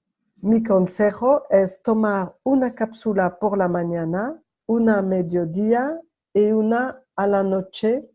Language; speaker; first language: Spanish; non-native, learner; French